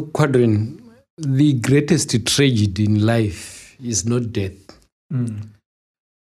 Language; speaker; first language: English; non-native, local second language; Shona